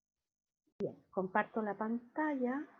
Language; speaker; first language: Spanish; native; Spanish